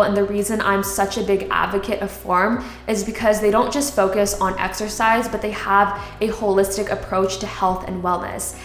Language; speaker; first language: English; early bilingual, other home language; Korean